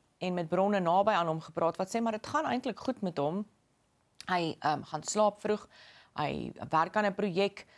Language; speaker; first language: Afrikaans; native; Afrikaans